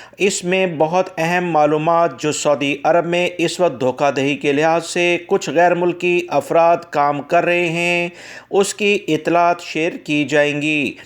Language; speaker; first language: Urdu; native; Urdu